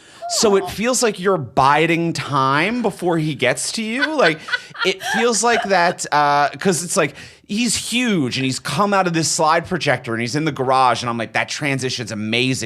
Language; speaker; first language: English; native; English